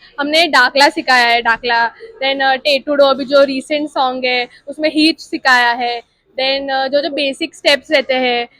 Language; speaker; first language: Hindi; non-native, local second language; Gujarati